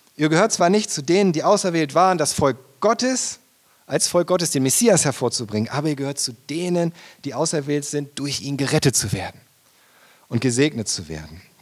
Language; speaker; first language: German; native; German